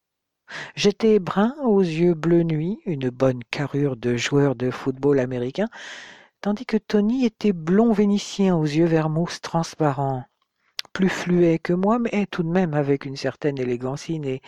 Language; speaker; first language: French; native; French